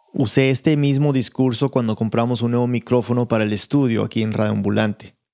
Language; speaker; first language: Spanish; early bilingual, heritage; Spanish